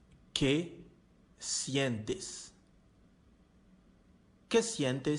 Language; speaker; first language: Spanish; non-native, learner; Haitian Creole